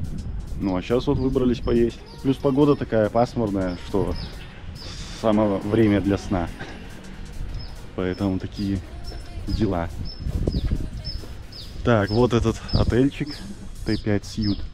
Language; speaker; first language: Russian; native; Russian